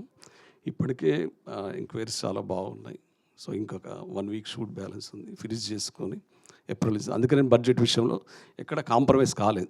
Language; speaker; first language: Telugu; native; Telugu